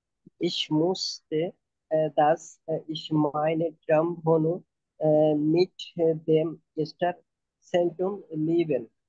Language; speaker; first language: German; non-native, learner; Bangla